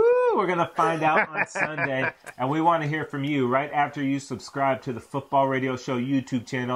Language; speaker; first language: English; native; English